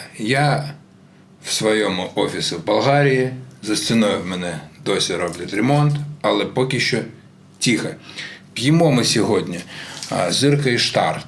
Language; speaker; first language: Ukrainian; non-native, local second language; Russian